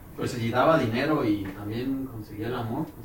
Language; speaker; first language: Spanish; native; Spanish